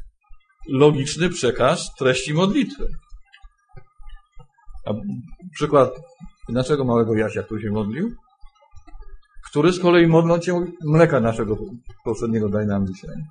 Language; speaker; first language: Polish; native; Polish